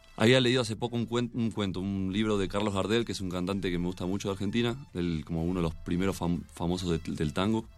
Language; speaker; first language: Spanish; native; Spanish